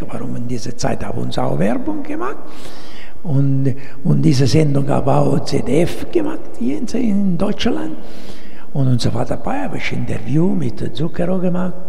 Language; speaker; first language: German; non-native, fluent; Italian